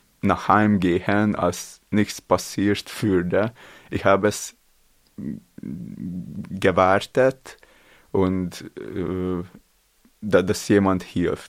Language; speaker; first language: German; non-native, learner; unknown